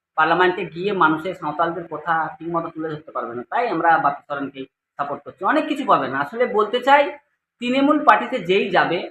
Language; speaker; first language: Bangla; native; Bangla